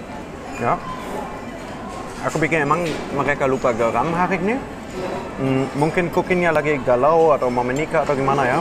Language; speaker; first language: Indonesian; non-native, fluent; German